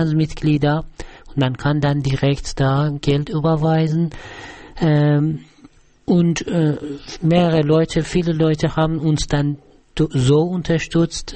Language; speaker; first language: German; non-native, fluent; Persian